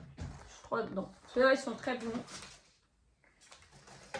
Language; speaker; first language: French; native; French